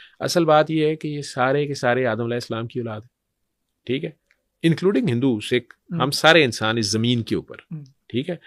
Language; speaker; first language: Urdu; native; Urdu